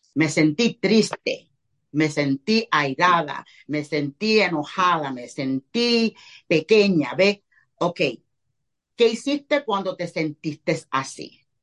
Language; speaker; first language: Spanish; early bilingual, heritage; Spanish